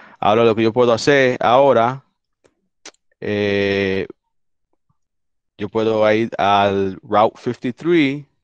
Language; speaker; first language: Spanish; early bilingual, heritage; Spanish